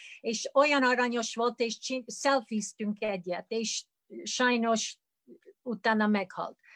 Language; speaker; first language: Hungarian; early bilingual, heritage; Hungarian